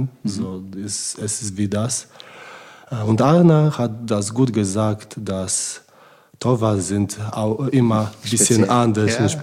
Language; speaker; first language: German; non-native, learner; Polish